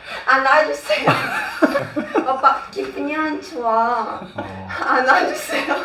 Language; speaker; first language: Korean; non-native, learner; Ukrainian